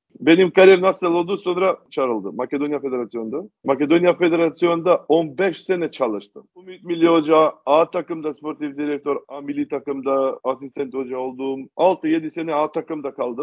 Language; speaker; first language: Turkish; non-native, learner; Macedonian